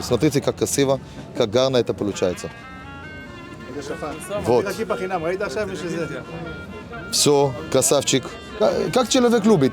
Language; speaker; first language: Russian; early bilingual, heritage; Hebrew